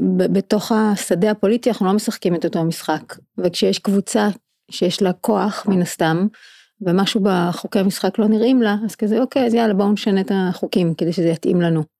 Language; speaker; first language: Hebrew; native; Hebrew